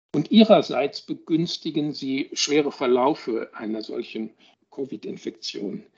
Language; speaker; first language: German; native; German